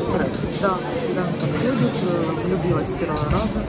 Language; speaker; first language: Russian; native; Russian